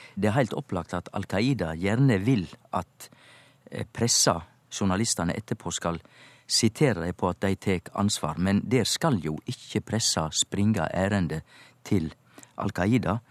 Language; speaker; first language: Norwegian; native; Norwegian